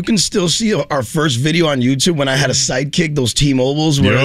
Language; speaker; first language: English; early bilingual, other home language; Spanish